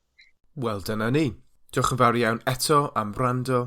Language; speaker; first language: Welsh; non-native, fluent; English